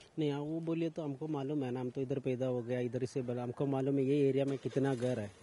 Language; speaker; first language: Hindi; non-native, local second language; Malayalam